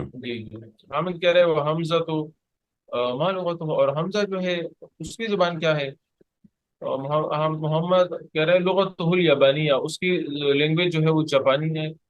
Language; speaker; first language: Urdu; native; Urdu